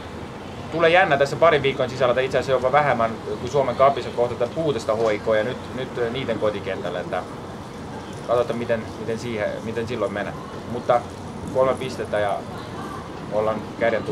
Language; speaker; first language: Finnish; non-native, fluent; Estonian